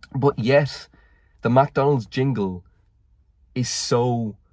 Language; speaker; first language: English; native; English